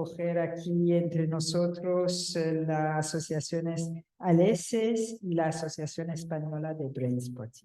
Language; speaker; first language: Spanish; non-native, local second language; Catalan